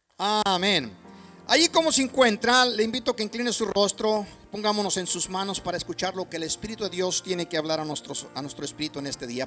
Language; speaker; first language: Spanish; native; Spanish